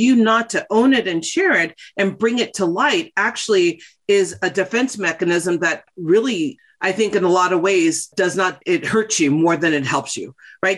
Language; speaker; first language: English; native; English